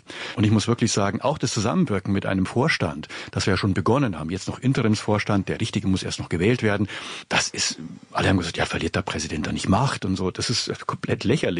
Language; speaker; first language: German; native; German